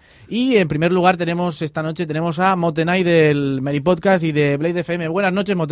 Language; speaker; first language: Spanish; native; Spanish